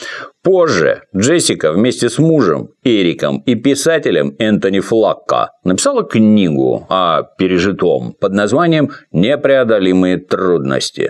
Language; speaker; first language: Russian; native; Russian